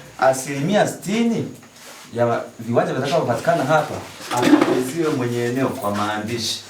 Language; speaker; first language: Swahili; native; Swahili